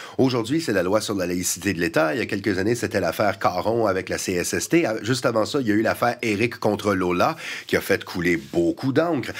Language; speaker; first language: French; native; French